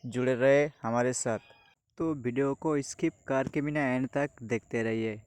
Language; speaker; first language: Hindi; non-native, local second language; Bangla